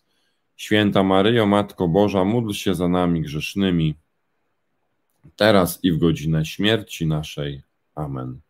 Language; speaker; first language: Polish; native; Polish